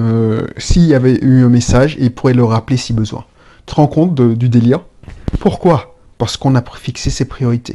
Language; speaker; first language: French; native; French